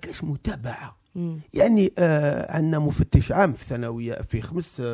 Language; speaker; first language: Arabic; native; Arabic